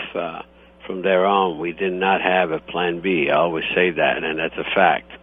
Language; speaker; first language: English; non-native, fluent; Croatian